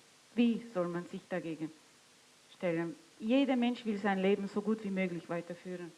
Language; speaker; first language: German; non-native, fluent; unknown